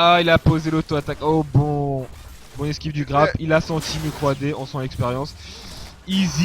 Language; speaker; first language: French; native; French